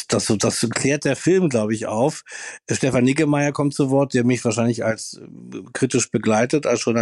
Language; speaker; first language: German; native; German